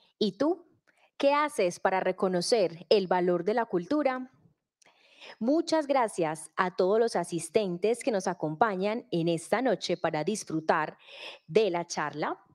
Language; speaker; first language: Spanish; native; Spanish